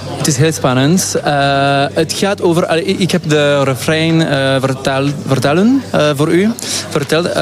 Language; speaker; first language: Dutch; non-native, local second language; French